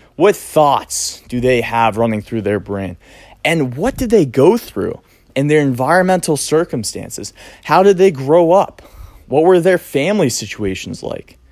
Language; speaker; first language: English; native; English